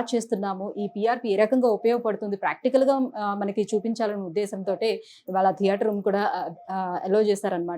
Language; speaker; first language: Telugu; native; Telugu